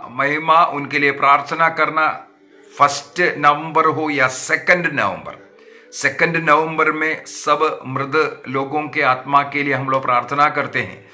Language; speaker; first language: Hindi; non-native, local second language; Malayalam